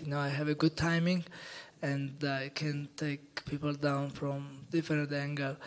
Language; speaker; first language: English; non-native, learner; Georgian